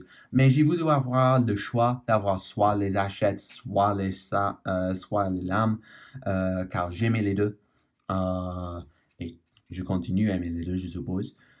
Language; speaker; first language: French; non-native, learner; English